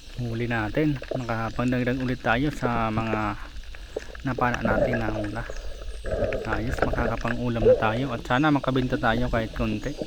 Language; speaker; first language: Filipino; non-native, local second language; Bikol